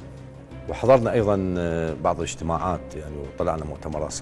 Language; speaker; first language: Arabic; native; Arabic